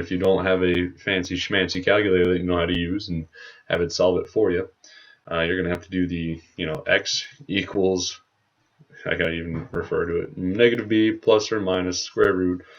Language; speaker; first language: English; native; English